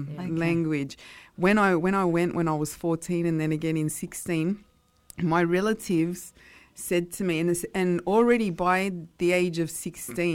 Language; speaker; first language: English; non-native, local second language; Italian